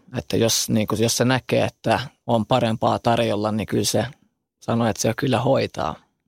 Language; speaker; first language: Finnish; early bilingual, other home language; Albanian